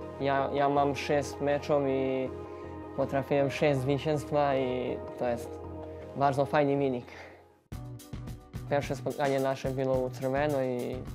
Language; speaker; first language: Polish; non-native, learner; Serbian